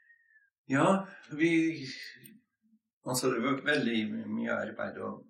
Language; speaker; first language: Norwegian; non-native, fluent; English